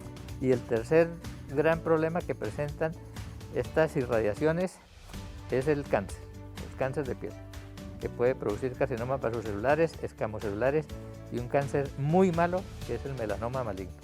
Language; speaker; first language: Spanish; native; Spanish